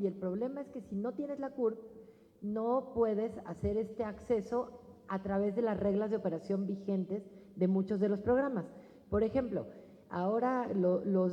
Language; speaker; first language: Spanish; native; Spanish